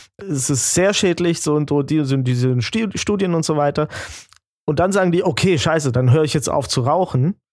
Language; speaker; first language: German; native; German